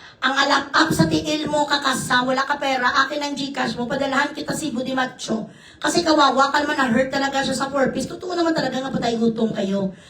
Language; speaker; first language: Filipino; non-native, local second language; Hiligaynon